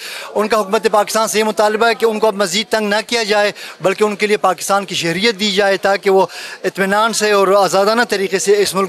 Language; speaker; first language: Hindi; non-native, local second language; Pashto